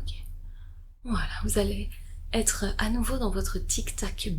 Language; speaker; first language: French; native; French